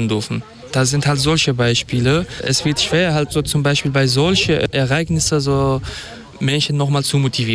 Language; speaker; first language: German; non-native, fluent; Kurdish